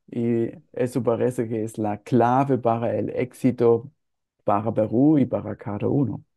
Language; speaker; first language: Spanish; non-native, fluent; German